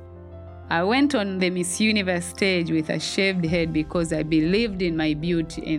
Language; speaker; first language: English; non-native, local second language; Swahili